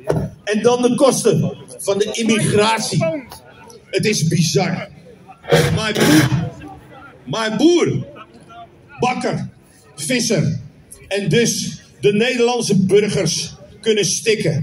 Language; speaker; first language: Dutch; native; Dutch